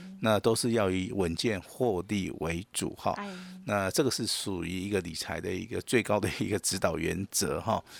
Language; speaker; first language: Chinese; native; Chinese